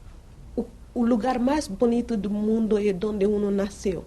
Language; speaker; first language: Portuguese; non-native, fluent; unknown